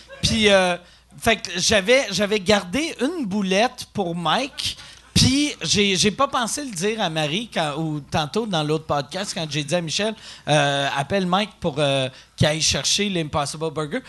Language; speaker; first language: French; native; French